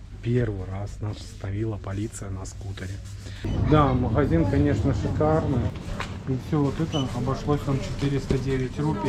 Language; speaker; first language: Russian; native; Russian